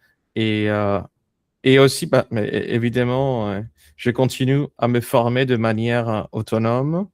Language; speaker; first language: French; non-native, fluent; Spanish